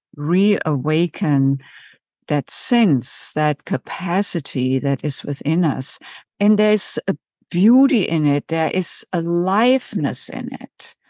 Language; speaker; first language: English; non-native, fluent; German